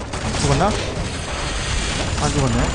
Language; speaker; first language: Korean; native; Korean